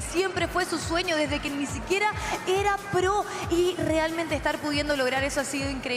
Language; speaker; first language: Spanish; native; Spanish